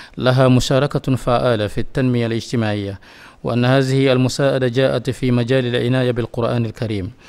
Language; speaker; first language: Arabic; non-native, fluent; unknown